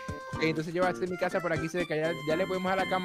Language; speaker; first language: Spanish; native; Spanish